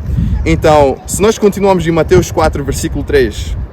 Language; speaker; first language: Portuguese; non-native, fluent; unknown